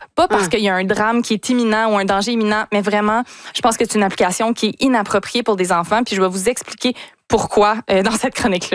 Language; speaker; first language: French; native; French